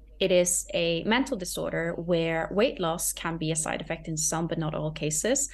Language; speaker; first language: English; non-native, fluent; Norwegian